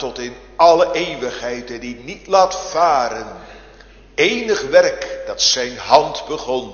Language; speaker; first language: Dutch; native; Dutch